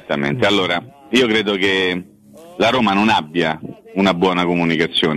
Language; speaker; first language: Italian; native; Italian